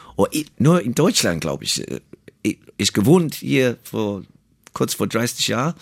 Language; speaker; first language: German; non-native, learner; English